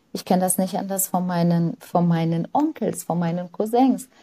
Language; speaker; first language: German; early bilingual, other home language; Arabic